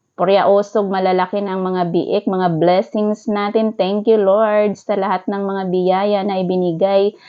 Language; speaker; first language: Filipino; non-native, local second language; Cebuano